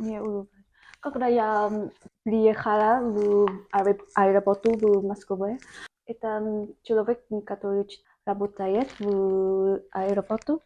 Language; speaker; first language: Russian; non-native, learner; Vietnamese